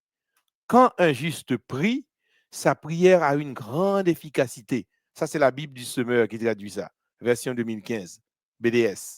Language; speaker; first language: French; non-native, local second language; Haitian Creole